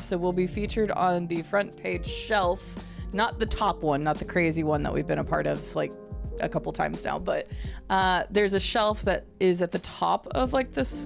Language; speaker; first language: English; native; English